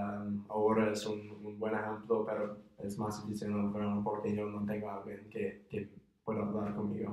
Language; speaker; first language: Spanish; non-native, fluent; English